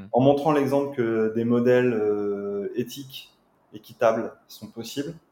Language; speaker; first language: French; native; French